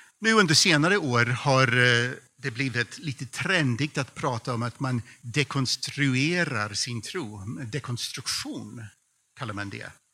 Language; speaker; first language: Swedish; non-native, fluent; English